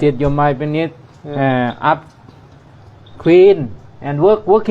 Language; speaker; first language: English; non-native, learner; Thai